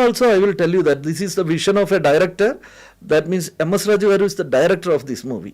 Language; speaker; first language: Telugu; non-native, fluent; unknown